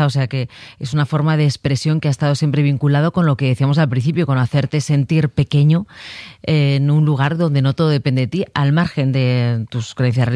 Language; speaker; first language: Spanish; native; Spanish